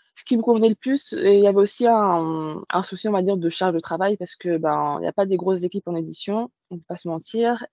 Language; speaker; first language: French; native; French